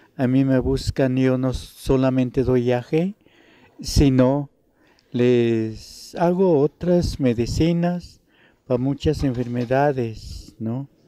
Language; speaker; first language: Spanish; non-native, local second language; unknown